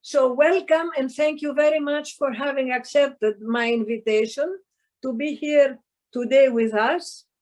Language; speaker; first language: English; non-native, fluent; Greek